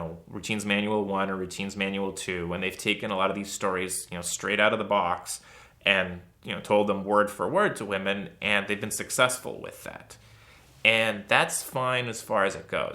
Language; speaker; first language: English; native; English